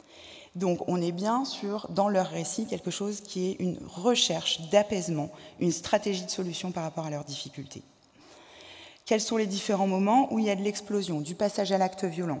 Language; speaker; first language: French; native; French